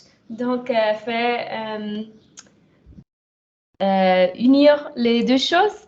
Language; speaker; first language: French; non-native, fluent; German